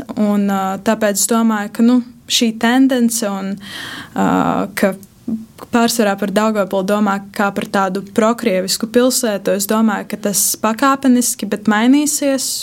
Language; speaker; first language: Latvian; native; Latvian